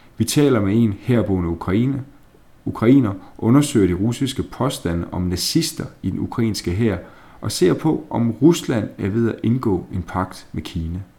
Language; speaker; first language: Danish; native; Danish